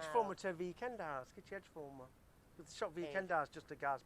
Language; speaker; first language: Hungarian; early bilingual, heritage; English